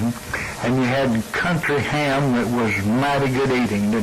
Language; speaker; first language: English; native; English